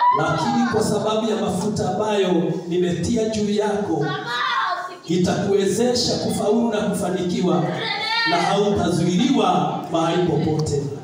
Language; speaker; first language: Swahili; non-native, local second language; Kikuyu